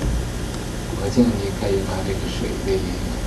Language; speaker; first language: Chinese; native; Chinese